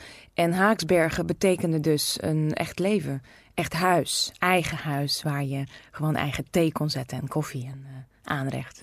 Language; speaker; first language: Dutch; non-native, fluent; Russian